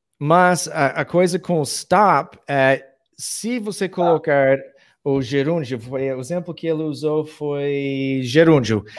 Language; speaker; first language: Portuguese; non-native, fluent; English